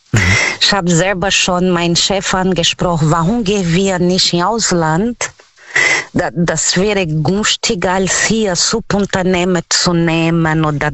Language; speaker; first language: German; non-native, fluent; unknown